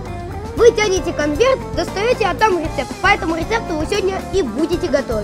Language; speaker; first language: Russian; native; Russian